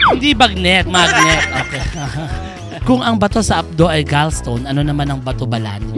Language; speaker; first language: Filipino; native; Filipino